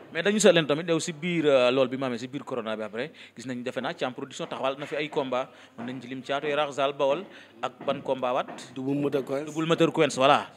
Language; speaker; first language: Wolof; native; Wolof